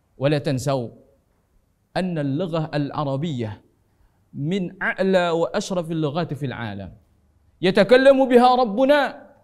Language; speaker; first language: Arabic; non-native, fluent; Indonesian